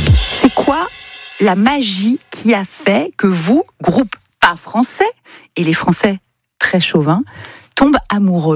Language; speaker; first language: French; native; French